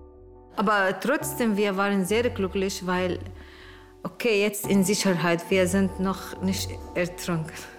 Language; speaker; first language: German; non-native, learner; Arabic